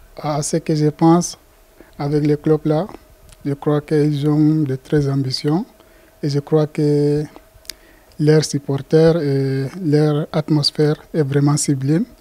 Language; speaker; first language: French; non-native, local second language; Fula